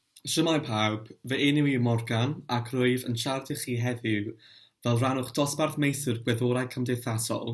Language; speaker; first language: Welsh; non-native, local second language; English